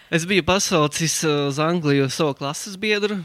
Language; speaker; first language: Latvian; native; Latvian